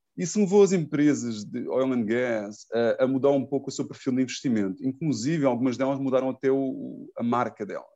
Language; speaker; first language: Portuguese; native; Portuguese